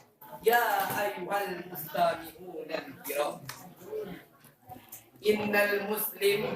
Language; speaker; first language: Arabic; non-native, learner; Indonesian